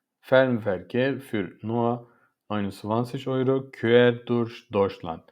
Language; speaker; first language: German; non-native, learner; Turkish